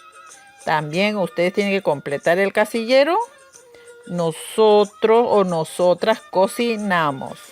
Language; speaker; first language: Spanish; non-native, local second language; Aymara